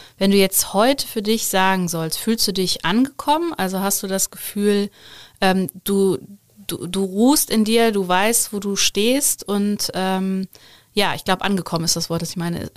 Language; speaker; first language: German; native; German